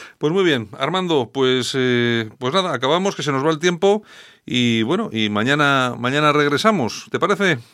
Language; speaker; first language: Spanish; native; Spanish